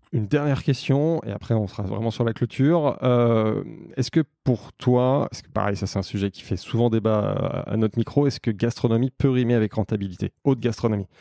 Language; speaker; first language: French; native; French